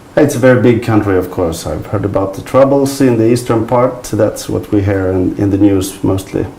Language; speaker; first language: English; non-native, fluent; Swedish